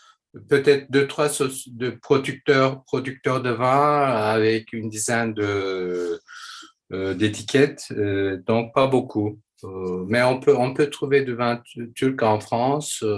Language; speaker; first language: French; non-native, fluent; Turkish